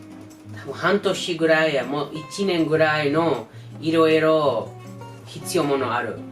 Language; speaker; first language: Japanese; non-native, learner; English